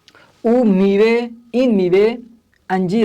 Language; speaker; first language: Persian; non-native, fluent; Urdu